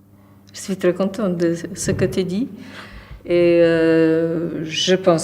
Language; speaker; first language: French; non-native, fluent; Polish